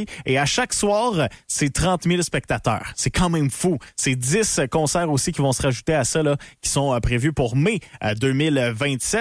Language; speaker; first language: French; native; French